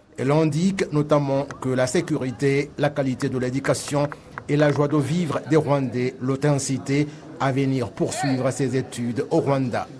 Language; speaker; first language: French; non-native, local second language; Kinyarwanda